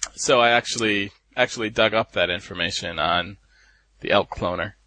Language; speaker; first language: English; native; English